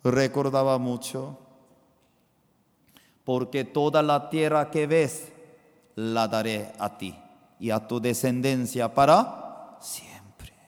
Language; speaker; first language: Spanish; non-native, fluent; Korean